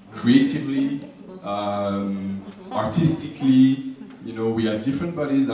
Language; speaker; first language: English; non-native, fluent; French